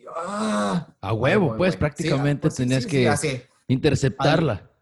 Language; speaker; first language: Spanish; native; Spanish